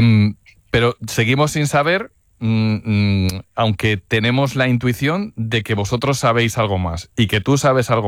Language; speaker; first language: Spanish; native; Spanish